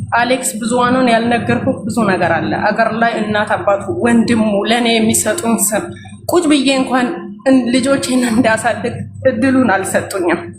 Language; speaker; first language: Amharic; native; Amharic